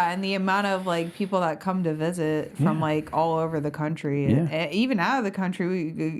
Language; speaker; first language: English; native; English